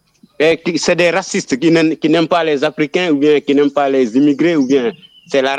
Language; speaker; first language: French; non-native, local second language; Wolof